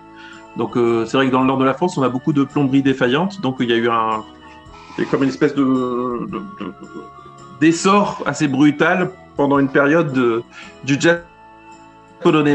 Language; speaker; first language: French; native; French